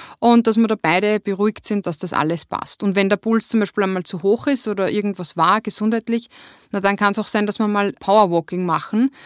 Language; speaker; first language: German; native; German